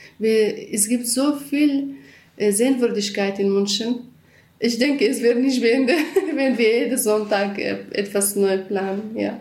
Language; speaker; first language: German; non-native, learner; Kurdish